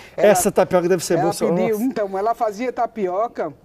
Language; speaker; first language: Portuguese; native; Portuguese